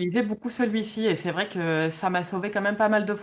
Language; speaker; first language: French; native; French